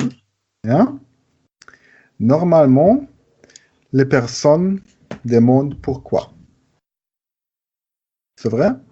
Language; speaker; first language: French; non-native, learner; German